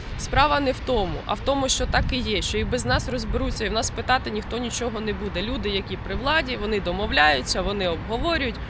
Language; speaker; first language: Ukrainian; native; Ukrainian